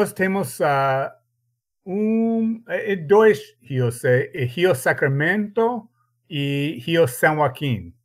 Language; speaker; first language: Portuguese; non-native, learner; English